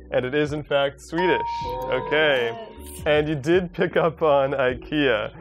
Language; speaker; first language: English; native; English